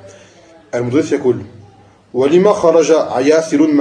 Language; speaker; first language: Arabic; non-native, fluent; French